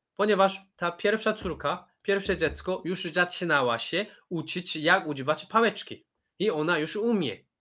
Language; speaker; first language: Polish; non-native, fluent; Korean